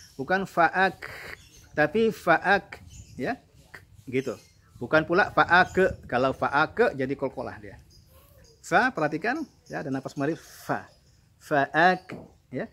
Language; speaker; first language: Malay; native; Malay